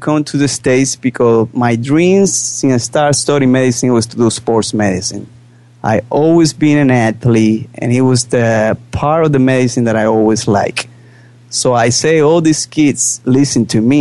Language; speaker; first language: English; non-native, fluent; Spanish